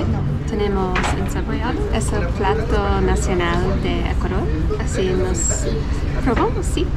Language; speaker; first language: Spanish; non-native, learner; English